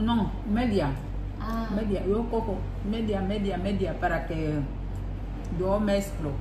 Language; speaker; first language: Spanish; non-native, learner; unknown